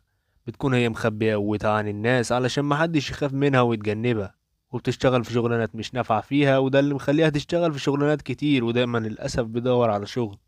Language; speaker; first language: Arabic; native; Arabic